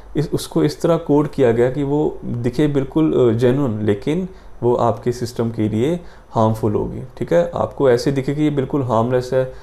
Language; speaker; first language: Hindi; non-native, local second language; Punjabi